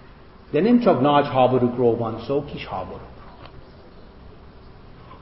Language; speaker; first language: Hungarian; non-native, fluent; English